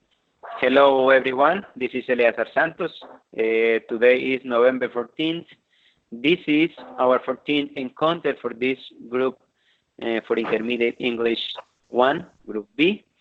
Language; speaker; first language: English; non-native, fluent; Spanish